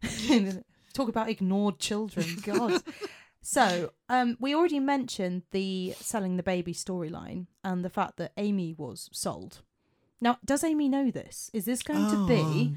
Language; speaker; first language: English; native; English